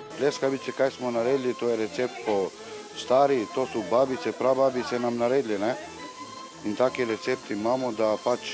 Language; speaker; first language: Slovenian; non-native, local second language; Romany